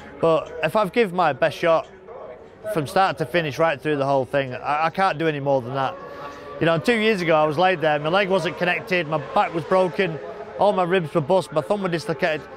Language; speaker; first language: English; native; English